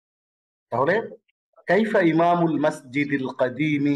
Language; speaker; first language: Arabic; non-native, fluent; Bangla